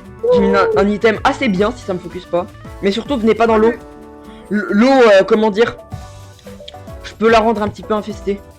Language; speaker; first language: French; native; French